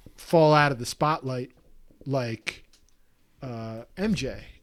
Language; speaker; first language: English; native; English